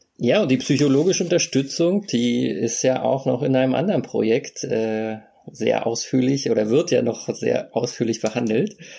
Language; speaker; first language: German; native; German